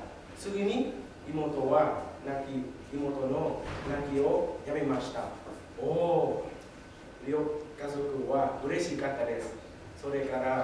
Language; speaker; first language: Japanese; non-native, learner; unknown